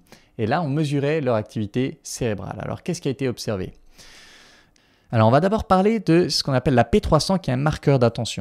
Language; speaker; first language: French; native; French